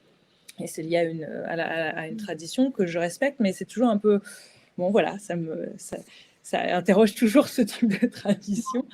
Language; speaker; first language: French; native; French